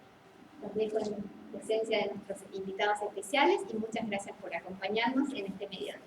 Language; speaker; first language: Spanish; native; Spanish